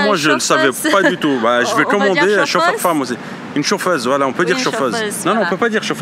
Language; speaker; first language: French; native; French